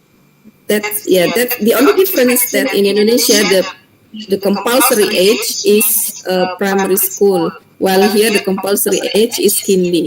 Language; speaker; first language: English; non-native, fluent; Indonesian